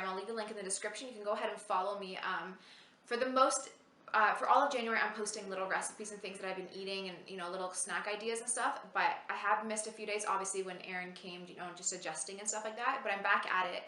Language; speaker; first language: English; native; English